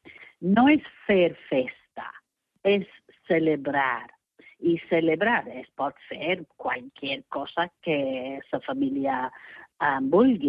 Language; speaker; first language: Catalan; non-native, fluent; English